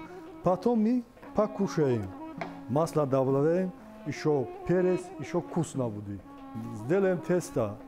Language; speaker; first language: Russian; non-native, learner; Tajik